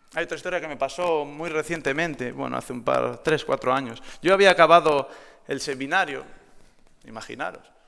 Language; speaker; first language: Spanish; native; Spanish